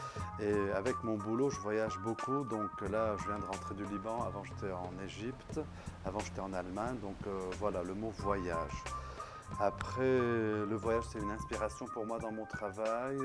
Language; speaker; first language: French; non-native, local second language; Arabic